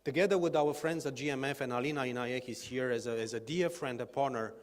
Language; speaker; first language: English; non-native, fluent; Romanian